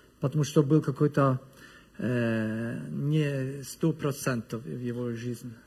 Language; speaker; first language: Russian; non-native, learner; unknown